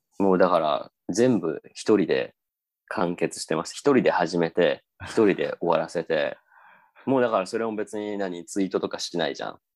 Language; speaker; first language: Japanese; native; Japanese